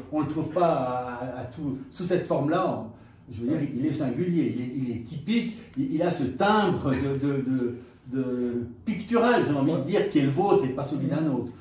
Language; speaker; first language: French; native; French